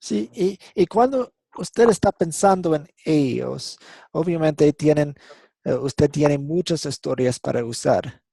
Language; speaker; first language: Spanish; non-native, fluent; English